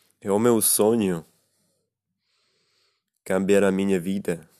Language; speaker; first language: Portuguese; non-native, learner; Russian